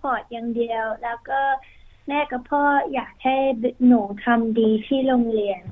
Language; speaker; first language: Thai; early bilingual, heritage; Thai